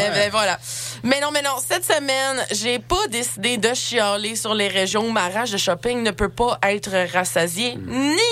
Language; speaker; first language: French; native; French